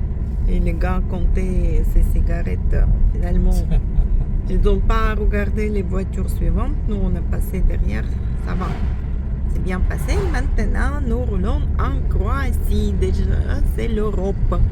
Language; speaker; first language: French; non-native, fluent; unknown